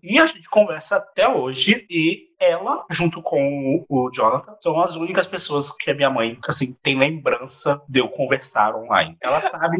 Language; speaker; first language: Portuguese; native; Portuguese